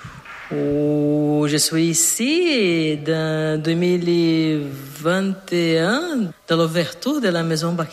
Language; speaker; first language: French; non-native, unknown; Portuguese